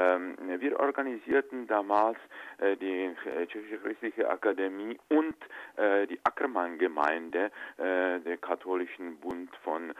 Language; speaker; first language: German; non-native, fluent; Czech